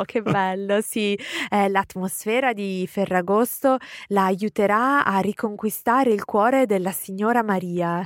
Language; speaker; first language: Italian; native; Italian